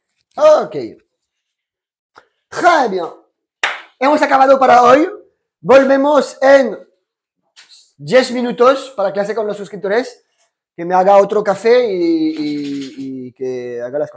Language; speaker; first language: Spanish; non-native, fluent; French